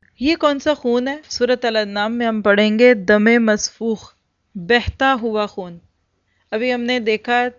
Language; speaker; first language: Urdu; native; Urdu